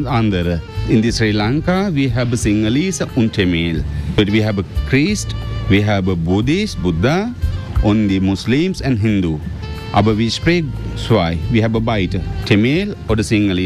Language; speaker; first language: German; non-native, learner; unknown